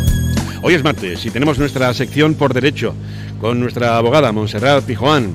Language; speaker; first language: Spanish; native; Spanish